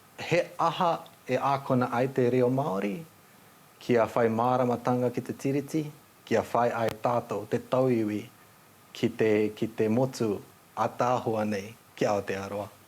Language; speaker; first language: Māori; non-native, fluent; Nepali